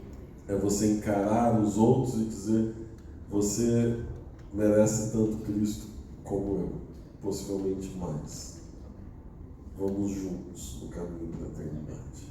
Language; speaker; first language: Portuguese; native; Portuguese